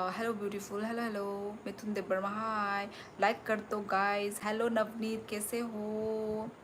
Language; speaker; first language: Hindi; non-native, local second language; Kok Borok